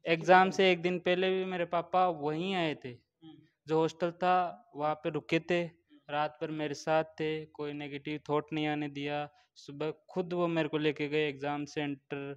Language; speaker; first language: Hindi; native; Hindi